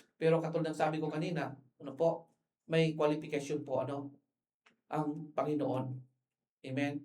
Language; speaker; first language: Filipino; non-native, local second language; Iloko